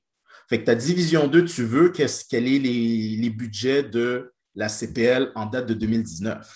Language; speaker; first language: French; native; French